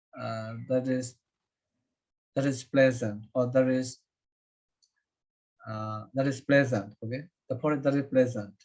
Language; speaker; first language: English; non-native, fluent; Burmese